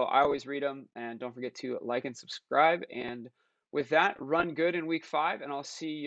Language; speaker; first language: English; native; English